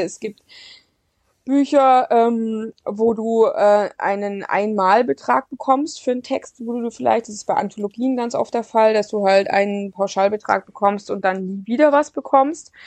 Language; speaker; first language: German; native; German